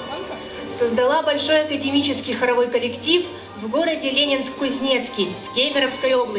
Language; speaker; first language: Russian; native; Russian